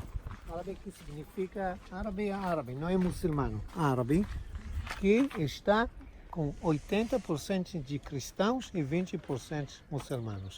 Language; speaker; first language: Portuguese; non-native, fluent; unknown